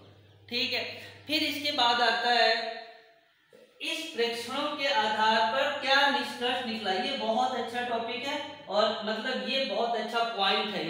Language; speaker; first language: Hindi; native; Hindi